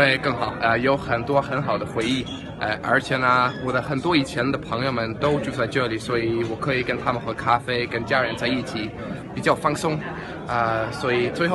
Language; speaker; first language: Chinese; non-native, fluent; Danish